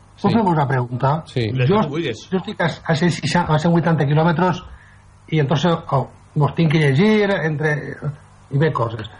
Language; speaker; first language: Catalan; native; Catalan